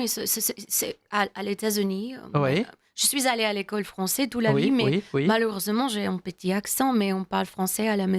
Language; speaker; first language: French; non-native, learner; English